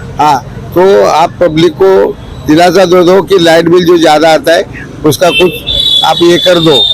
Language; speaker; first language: Hindi; non-native, local second language; Marathi